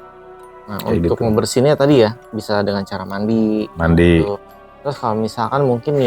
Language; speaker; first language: Indonesian; native; Indonesian